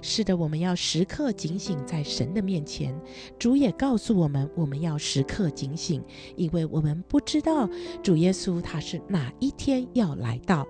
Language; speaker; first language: Chinese; native; Chinese